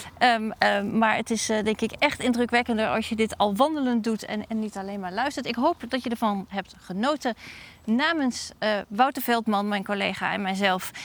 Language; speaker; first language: Dutch; native; Dutch